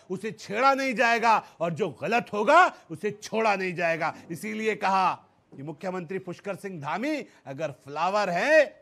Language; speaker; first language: Hindi; native; Hindi